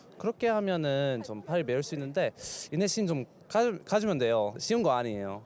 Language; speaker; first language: Korean; non-native, fluent; English